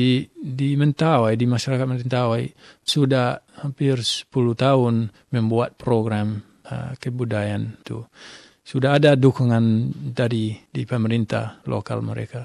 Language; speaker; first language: Indonesian; non-native, fluent; English